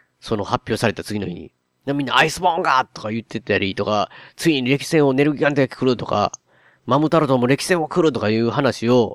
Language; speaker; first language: Japanese; native; Japanese